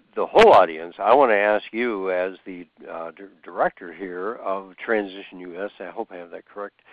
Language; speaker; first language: English; native; English